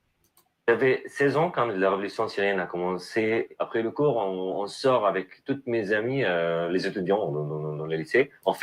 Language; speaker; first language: French; non-native, learner; Arabic